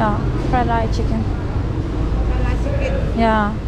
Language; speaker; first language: English; non-native, learner; Turkish